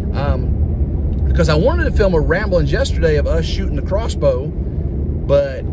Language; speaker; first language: English; native; English